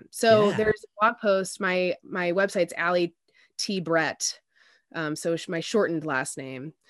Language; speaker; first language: English; native; English